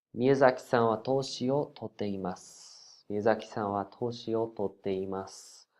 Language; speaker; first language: Japanese; non-native, fluent; English